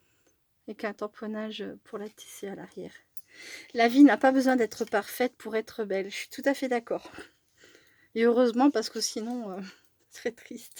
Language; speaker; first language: French; native; French